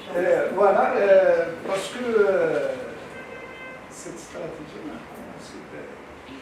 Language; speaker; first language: French; non-native, local second language; Arabic